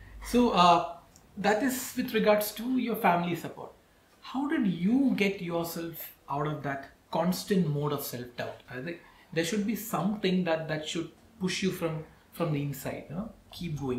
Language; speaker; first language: English; non-native, local second language; Malayalam